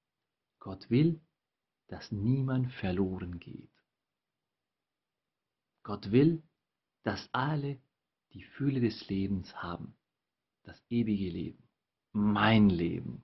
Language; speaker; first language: German; non-native, fluent; Spanish